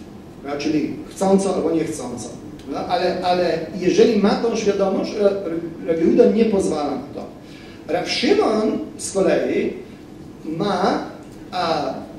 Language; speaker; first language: Polish; non-native, fluent; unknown